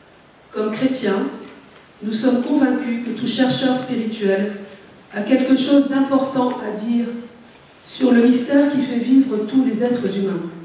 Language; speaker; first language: French; native; French